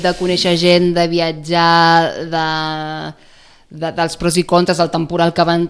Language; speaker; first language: Catalan; native; Catalan